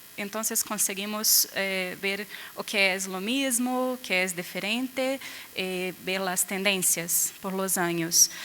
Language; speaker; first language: Spanish; non-native, learner; Portuguese